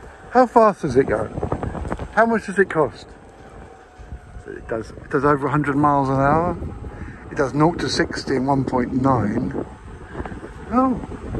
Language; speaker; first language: English; native; English